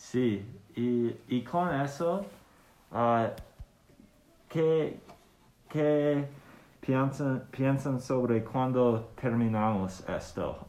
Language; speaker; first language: Spanish; non-native, learner; English